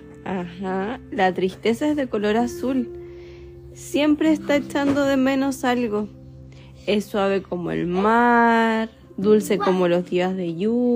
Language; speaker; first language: Spanish; native; Spanish